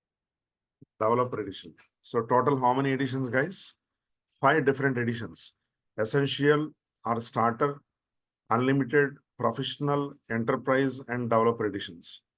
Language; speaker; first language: English; non-native, local second language; Telugu